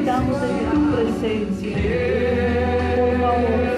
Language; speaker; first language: Spanish; native; Spanish